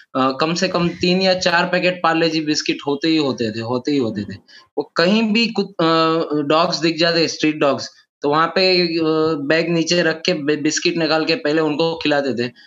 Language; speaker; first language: Hindi; non-native, local second language; Gujarati